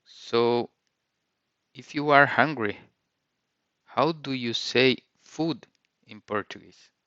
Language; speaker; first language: English; non-native, fluent; Portuguese